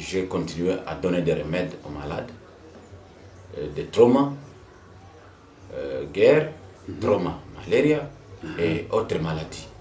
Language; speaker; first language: French; non-native, local second language; Swahili